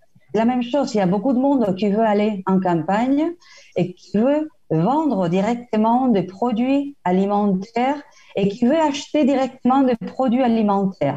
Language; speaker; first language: French; non-native, fluent; Spanish